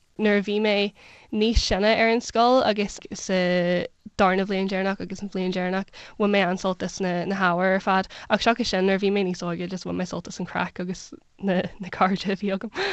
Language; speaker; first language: Irish; non-native, local second language; English